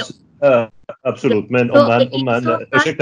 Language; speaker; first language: Swedish; non-native, fluent; Arabic